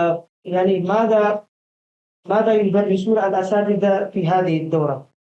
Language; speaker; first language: Arabic; non-native, fluent; Urdu